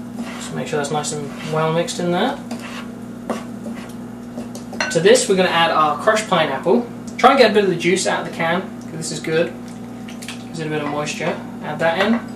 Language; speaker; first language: English; native; English